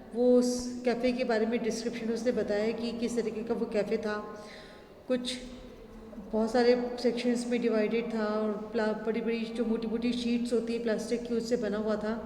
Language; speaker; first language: Hindi; native; Hindi